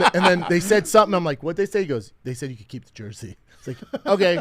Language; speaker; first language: English; native; English